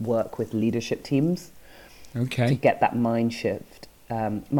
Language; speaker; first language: English; native; English